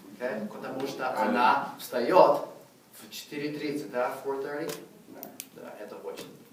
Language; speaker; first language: Russian; non-native, fluent; English